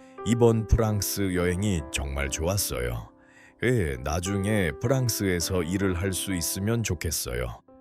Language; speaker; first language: Korean; non-native, learner; Uzbek